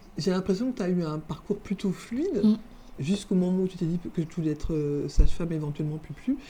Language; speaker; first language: French; native; French